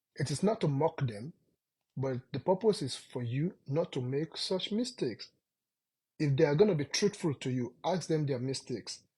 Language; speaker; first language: English; non-native, local second language; Yoruba